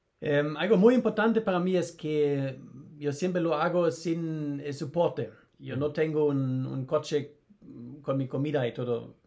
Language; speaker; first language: Spanish; non-native, learner; German